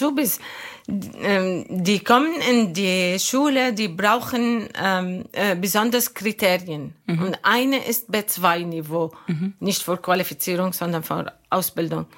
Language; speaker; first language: German; non-native, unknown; Arabic